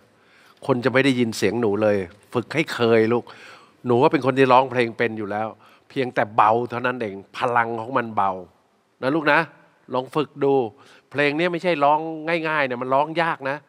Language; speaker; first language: Thai; native; Thai